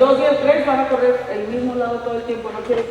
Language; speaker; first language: Spanish; native; Spanish